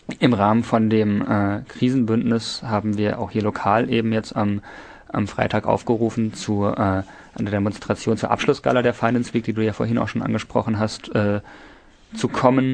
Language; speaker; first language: German; native; German